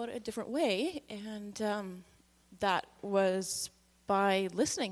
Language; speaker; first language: English; native; English